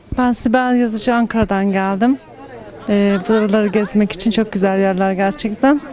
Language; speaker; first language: Turkish; native; Turkish